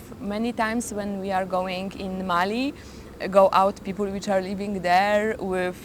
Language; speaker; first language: English; non-native, learner; Polish